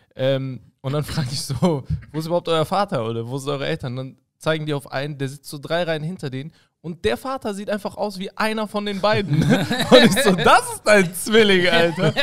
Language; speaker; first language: German; early bilingual, other home language; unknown